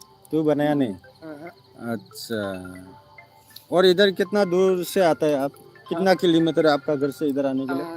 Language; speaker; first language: Hindi; non-native, local second language; Bodo